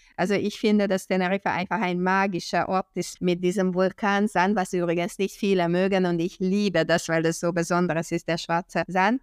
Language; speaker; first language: German; non-native, fluent; Hungarian